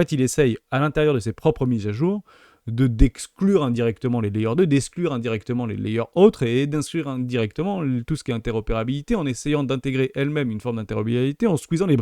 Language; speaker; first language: French; native; French